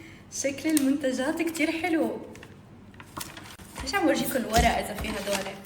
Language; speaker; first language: Arabic; native; Arabic